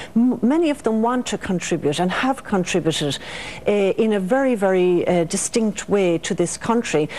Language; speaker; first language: English; native; English